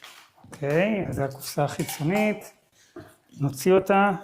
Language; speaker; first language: Hebrew; native; Hebrew